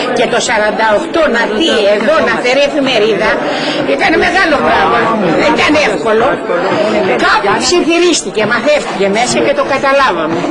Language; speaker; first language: Greek; native; Greek